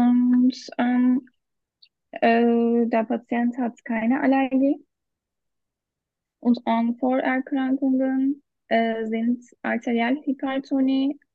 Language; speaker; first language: German; non-native, learner; Turkish